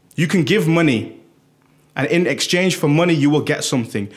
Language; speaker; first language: English; native; English